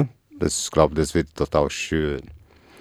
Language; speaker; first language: German; non-native, learner; Portuguese